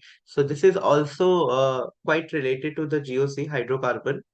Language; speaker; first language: English; non-native, local second language; Hindi